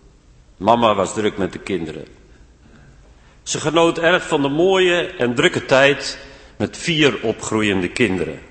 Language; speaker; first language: Dutch; native; Dutch